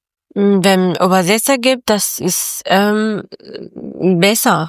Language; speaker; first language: German; non-native, learner; Persian